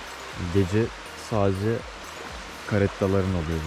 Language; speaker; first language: Turkish; native; Turkish